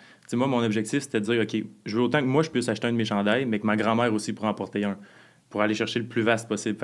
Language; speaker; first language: French; native; French